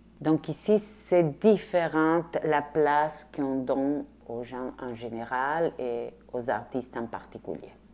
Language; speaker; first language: French; non-native, fluent; Spanish